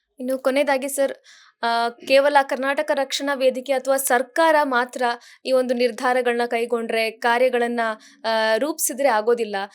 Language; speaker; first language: Kannada; native; Kannada